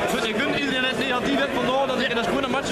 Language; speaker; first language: Dutch; native; Dutch